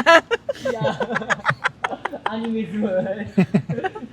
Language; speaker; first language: English; non-native, learner; Japanese